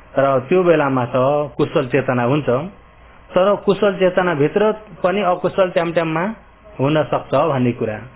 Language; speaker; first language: Nepali; early bilingual, heritage; Nepali